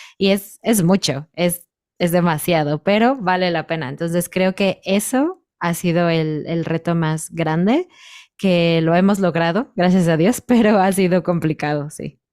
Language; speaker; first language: Spanish; native; Spanish